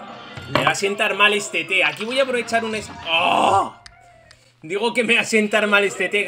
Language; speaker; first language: Spanish; native; Spanish